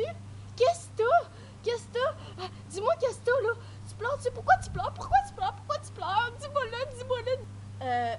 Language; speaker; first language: French; native; French